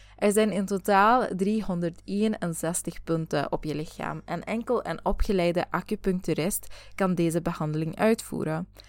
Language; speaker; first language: Dutch; native; Dutch